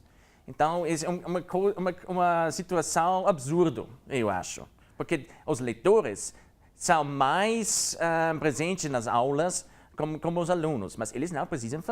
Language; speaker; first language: Portuguese; non-native, learner; German